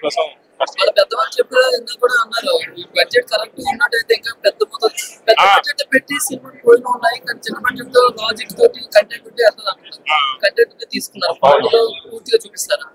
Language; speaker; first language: Telugu; native; Telugu